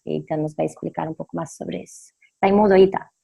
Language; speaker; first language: Spanish; non-native, fluent; Portuguese